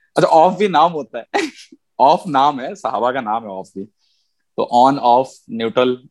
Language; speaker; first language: Urdu; native; Urdu